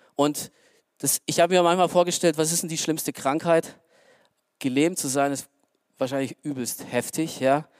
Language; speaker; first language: German; early bilingual, other home language; Romanian